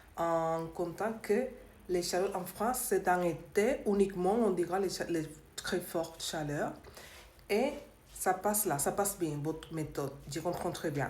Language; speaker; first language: French; non-native, learner; Spanish